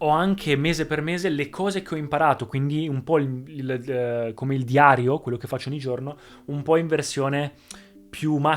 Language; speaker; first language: Italian; native; Italian